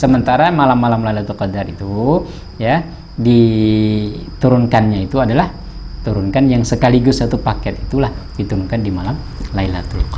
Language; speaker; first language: Indonesian; native; Indonesian